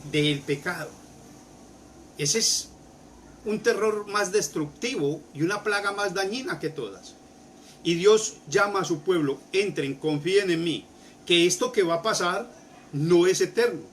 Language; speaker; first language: Spanish; native; Spanish